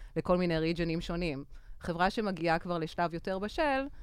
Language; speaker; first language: Hebrew; non-native, fluent; French